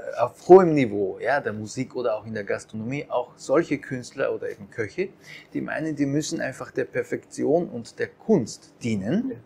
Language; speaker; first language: German; early bilingual, other home language; Japanese